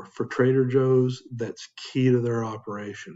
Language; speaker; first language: English; native; English